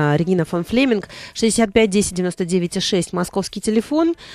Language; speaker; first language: Russian; native; Russian